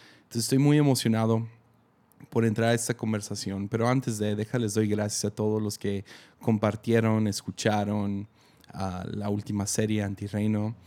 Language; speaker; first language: Spanish; native; Spanish